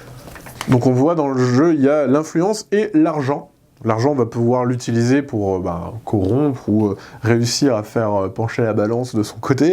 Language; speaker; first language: French; native; French